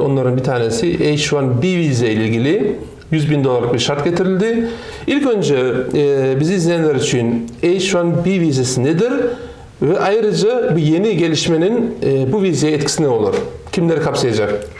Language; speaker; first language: Turkish; non-native, fluent; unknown